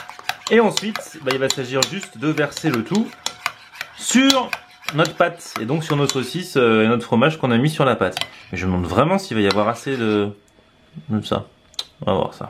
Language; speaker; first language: French; native; French